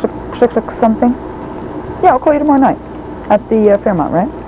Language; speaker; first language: English; native; English